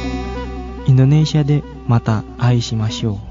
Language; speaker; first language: Japanese; non-native, fluent; Indonesian